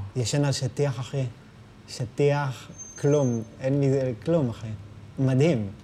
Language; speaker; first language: Hebrew; native; Hebrew